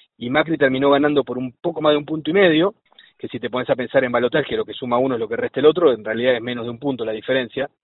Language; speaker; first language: Spanish; native; Spanish